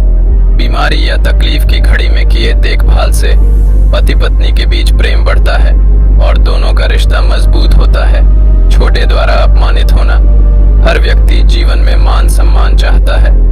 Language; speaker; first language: Hindi; native; Hindi